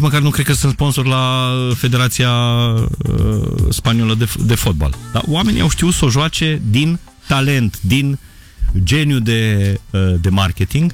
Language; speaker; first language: Romanian; native; Romanian